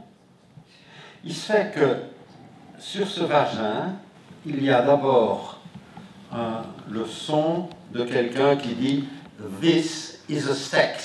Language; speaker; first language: French; native; French